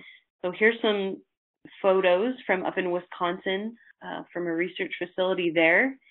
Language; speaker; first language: English; native; English